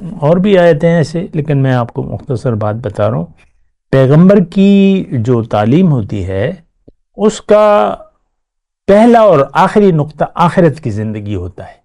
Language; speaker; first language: Urdu; non-native, local second language; Pashto